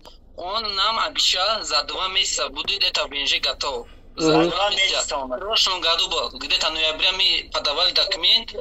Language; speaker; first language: Russian; non-native, learner; Tajik